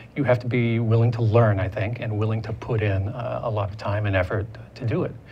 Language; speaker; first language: English; native; English